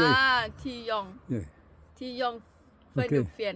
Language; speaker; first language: English; non-native, learner; Thai